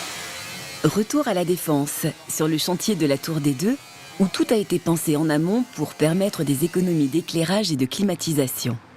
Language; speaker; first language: French; native; French